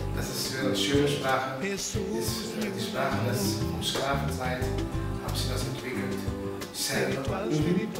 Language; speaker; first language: German; non-native, fluent; Papiamento